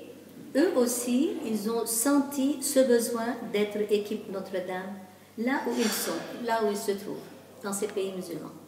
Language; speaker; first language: French; non-native, local second language; Arabic